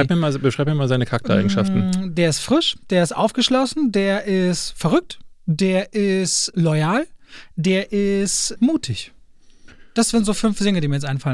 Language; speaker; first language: German; native; German